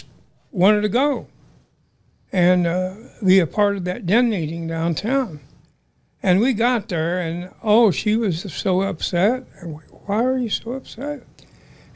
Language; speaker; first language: English; native; English